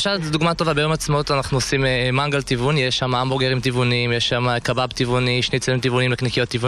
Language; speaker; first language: Hebrew; native; Hebrew